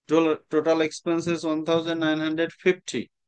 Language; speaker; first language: English; non-native, local second language; Bangla